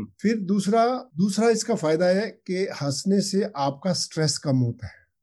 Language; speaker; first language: Hindi; non-native, local second language; Punjabi